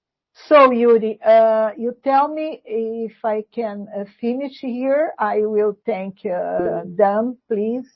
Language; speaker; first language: English; non-native, learner; Portuguese